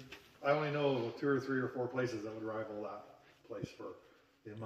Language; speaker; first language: English; native; English